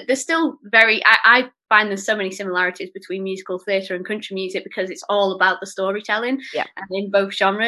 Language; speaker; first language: English; native; English